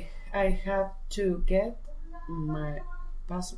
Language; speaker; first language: English; non-native, learner; Spanish